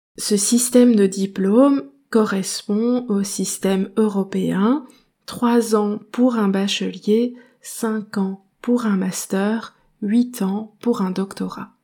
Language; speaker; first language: French; native; French